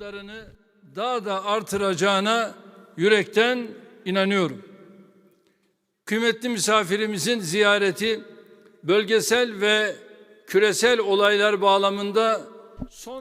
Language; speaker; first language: Turkish; native; Turkish